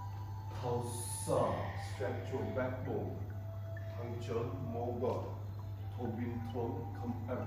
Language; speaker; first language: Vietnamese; non-native, learner; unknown